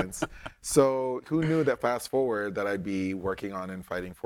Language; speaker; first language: English; native; English